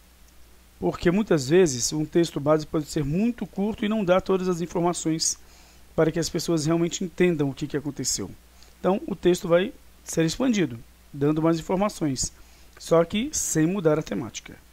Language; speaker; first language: Portuguese; native; Portuguese